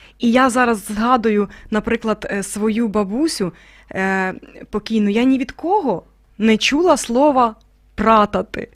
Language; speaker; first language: Ukrainian; native; Ukrainian